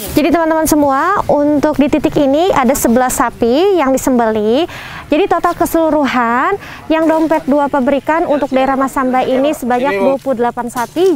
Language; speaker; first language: Indonesian; native; Indonesian